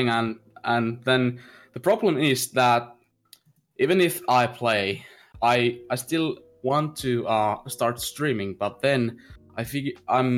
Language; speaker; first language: English; non-native, fluent; Finnish